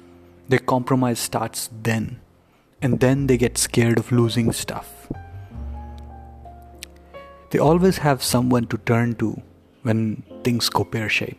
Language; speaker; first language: English; non-native, local second language; Hindi